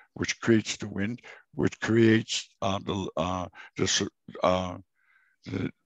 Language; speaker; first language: English; non-native, fluent; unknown